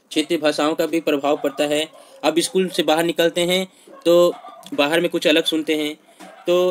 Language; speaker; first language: Hindi; non-native, local second language; Bhojpuri